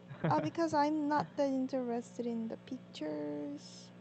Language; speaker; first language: English; non-native, learner; Korean